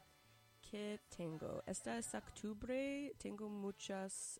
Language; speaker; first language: Spanish; non-native, learner; English